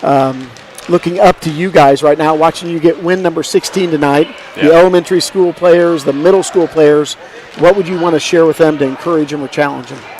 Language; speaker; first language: English; native; English